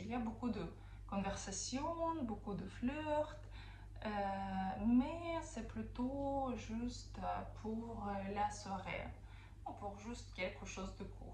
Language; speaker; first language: French; non-native, fluent; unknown